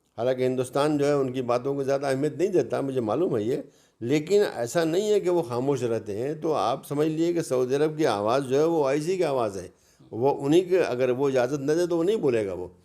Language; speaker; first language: Urdu; native; Urdu